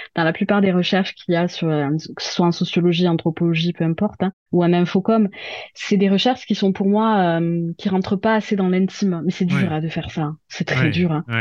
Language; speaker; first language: French; native; French